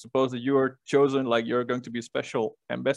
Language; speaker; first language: English; non-native, fluent; Dutch